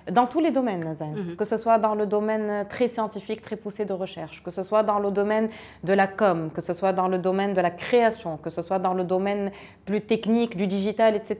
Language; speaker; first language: French; non-native, local second language; Arabic